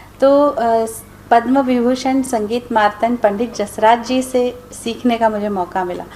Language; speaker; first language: Hindi; non-native, local second language; Marathi